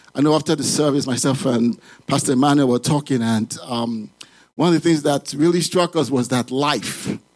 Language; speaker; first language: English; non-native, local second language; Yoruba